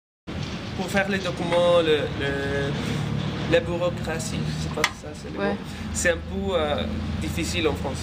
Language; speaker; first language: French; non-native, learner; Spanish